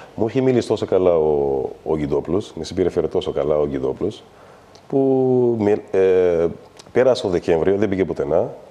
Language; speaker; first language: Greek; non-native, fluent; Kabuverdianu